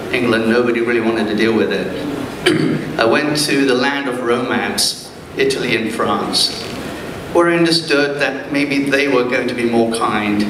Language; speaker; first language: English; early bilingual, other home language; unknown